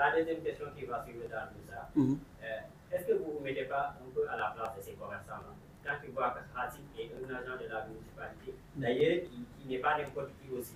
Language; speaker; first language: French; non-native, local second language; Wolof